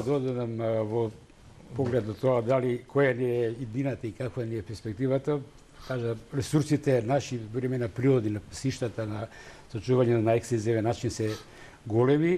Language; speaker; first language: Macedonian; native; Macedonian